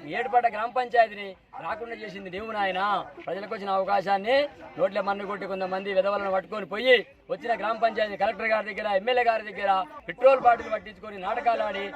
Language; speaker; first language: Telugu; native; Telugu